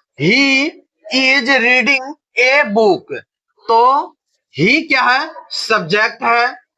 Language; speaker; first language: Hindi; native; Hindi